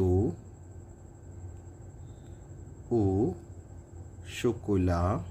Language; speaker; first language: French; non-native, fluent; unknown